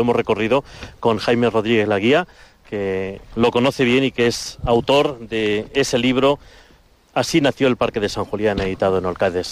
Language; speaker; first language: Spanish; native; Spanish